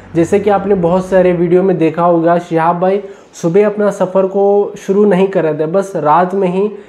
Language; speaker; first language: Hindi; non-native, local second language; Urdu